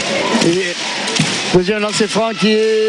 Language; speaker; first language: French; native; French